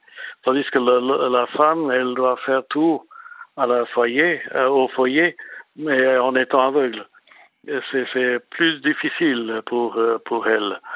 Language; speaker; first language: French; non-native, fluent; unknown